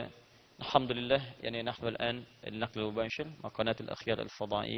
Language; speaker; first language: Arabic; non-native, fluent; Indonesian